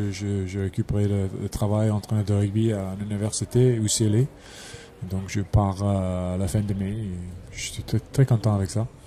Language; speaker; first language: French; non-native, fluent; English